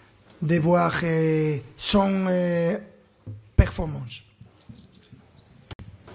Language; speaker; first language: French; non-native, fluent; Spanish